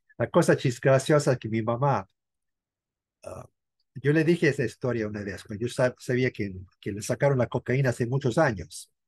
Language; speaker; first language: Spanish; non-native, fluent; English